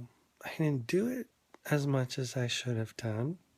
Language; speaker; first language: English; native; English